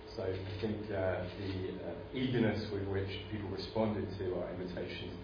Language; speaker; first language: English; native; English